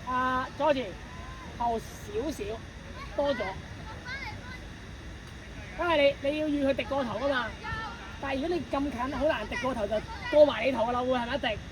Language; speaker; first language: Cantonese; native; Cantonese